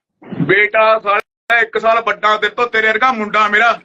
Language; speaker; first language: Hindi; non-native, local second language; Punjabi